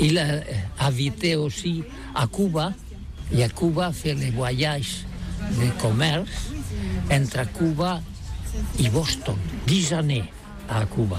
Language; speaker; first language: French; non-native, learner; Catalan